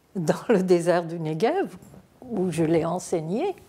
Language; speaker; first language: French; non-native, fluent; Turkish